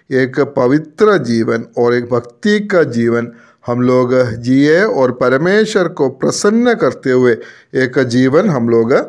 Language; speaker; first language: Hindi; non-native, local second language; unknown